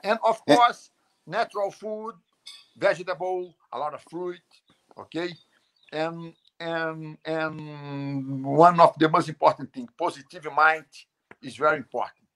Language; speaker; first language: English; non-native, learner; Portuguese